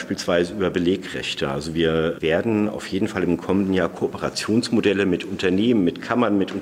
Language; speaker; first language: German; native; German